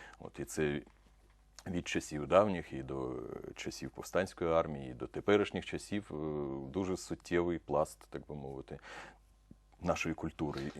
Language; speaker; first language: Ukrainian; non-native, local second language; Russian